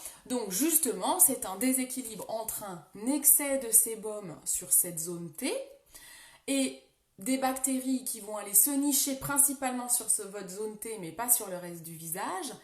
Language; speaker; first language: French; native; French